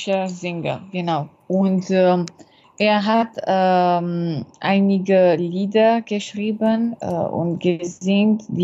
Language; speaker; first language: German; non-native, learner; French